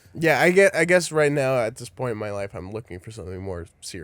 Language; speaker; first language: English; native; English